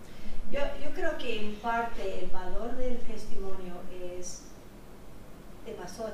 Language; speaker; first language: Spanish; non-native, fluent; English